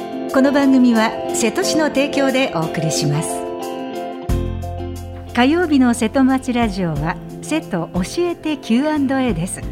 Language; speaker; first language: Japanese; native; Japanese